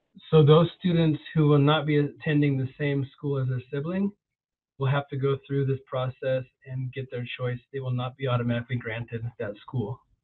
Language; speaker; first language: English; native; English